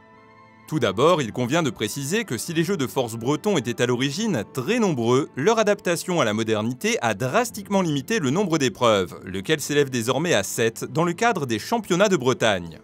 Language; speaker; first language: French; native; French